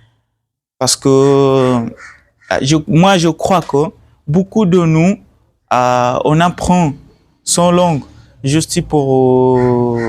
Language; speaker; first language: French; non-native, learner; Swahili